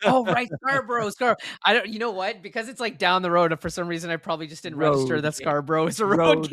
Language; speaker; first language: English; native; English